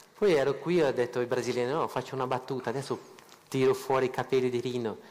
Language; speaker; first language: Italian; non-native, fluent; Portuguese